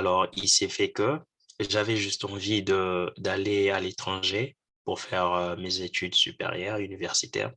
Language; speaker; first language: French; non-native, local second language; Lingala